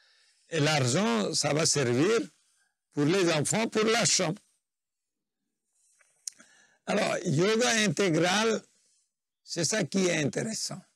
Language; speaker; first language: French; non-native, fluent; Nepali